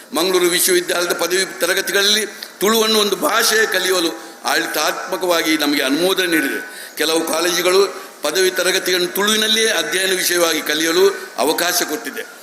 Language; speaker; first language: Kannada; non-native, local second language; Tulu